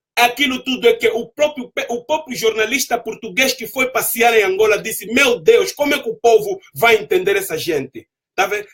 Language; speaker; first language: Portuguese; native; Portuguese